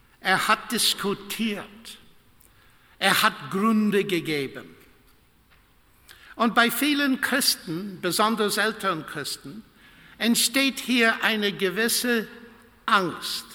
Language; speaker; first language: German; non-native, fluent; English